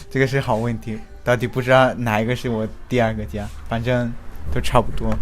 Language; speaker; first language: Chinese; non-native, fluent; Spanish